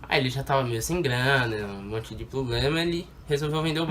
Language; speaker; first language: Portuguese; native; Portuguese